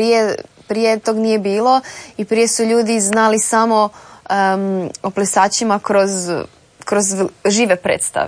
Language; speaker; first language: Serbian; native; Serbian